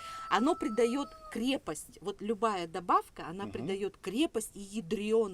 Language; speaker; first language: Russian; native; Russian